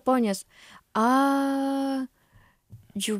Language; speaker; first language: Lithuanian; non-native, learner; Japanese